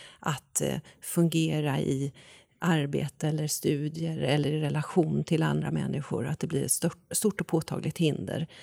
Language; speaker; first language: Swedish; native; Swedish